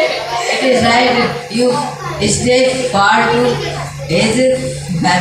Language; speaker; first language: English; non-native, learner; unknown